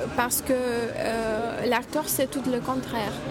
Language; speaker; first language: French; non-native, learner; Romanian